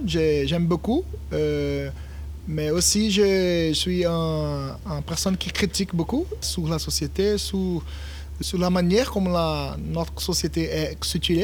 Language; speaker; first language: French; non-native, learner; Portuguese